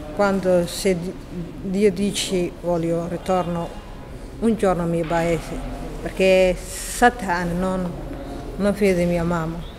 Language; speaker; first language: Italian; non-native, learner; Somali